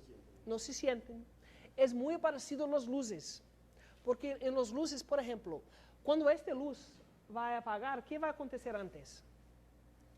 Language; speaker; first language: Spanish; non-native, learner; English